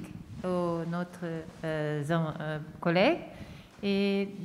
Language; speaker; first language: French; non-native, fluent; Portuguese